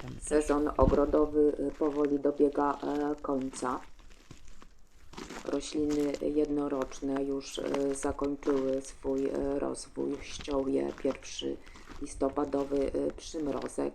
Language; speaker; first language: Polish; native; Polish